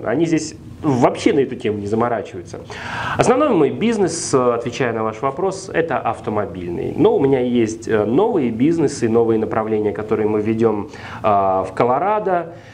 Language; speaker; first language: Russian; native; Russian